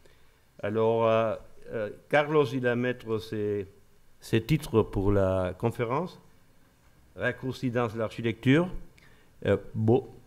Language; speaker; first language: French; non-native, learner; Spanish